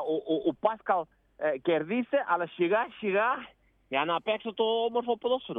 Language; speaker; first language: Greek; non-native, learner; Dutch